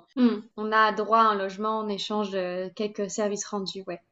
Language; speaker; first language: French; native; French